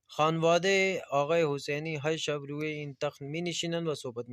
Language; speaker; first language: Persian; non-native, fluent; Urdu